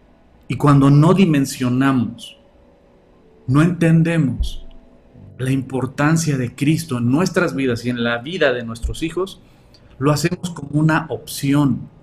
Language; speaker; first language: Spanish; native; Spanish